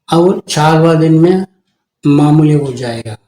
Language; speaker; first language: Hindi; non-native, local second language; Tamil